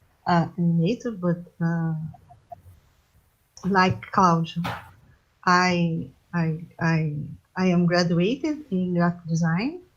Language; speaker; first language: English; non-native, learner; Portuguese